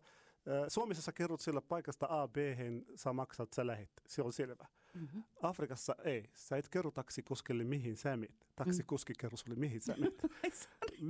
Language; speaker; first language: Finnish; non-native, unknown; Arabic